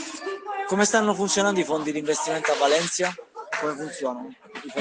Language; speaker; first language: Italian; native; Italian